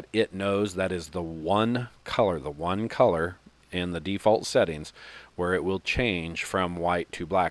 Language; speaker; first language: English; native; English